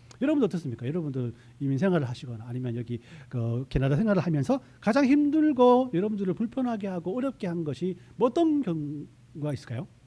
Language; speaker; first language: Korean; native; Korean